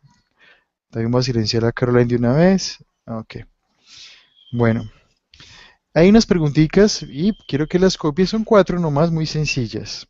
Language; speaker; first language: Spanish; native; Spanish